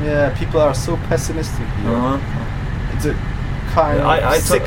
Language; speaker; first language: English; non-native, fluent; Czech